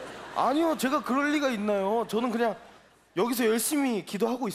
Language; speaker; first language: Korean; native; Korean